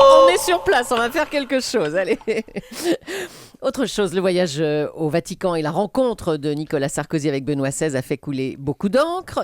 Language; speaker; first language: French; native; French